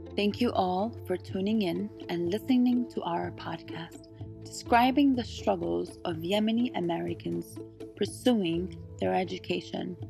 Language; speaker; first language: English; early bilingual, other home language; Arabic